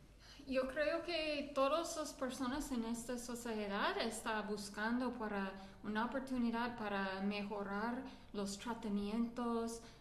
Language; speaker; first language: Spanish; non-native, learner; English